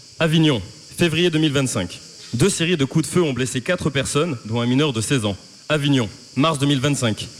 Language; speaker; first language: French; native; French